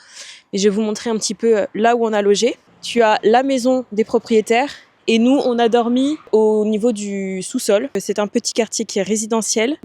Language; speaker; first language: French; native; French